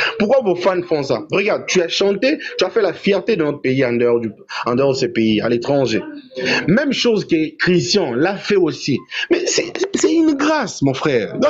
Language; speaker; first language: French; non-native, local second language; Lingala